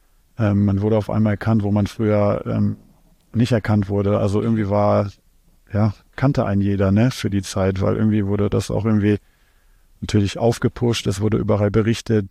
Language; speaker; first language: German; native; German